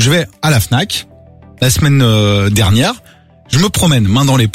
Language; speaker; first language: French; native; French